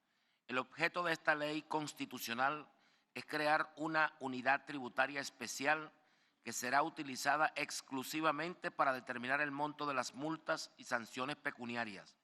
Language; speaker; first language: Spanish; native; Spanish